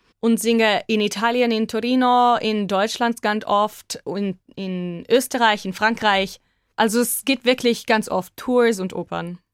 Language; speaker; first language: German; non-native, fluent; Hebrew